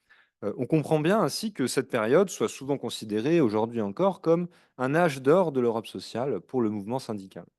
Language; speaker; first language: French; native; French